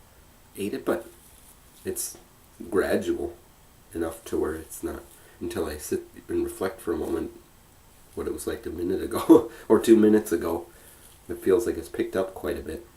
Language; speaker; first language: English; native; English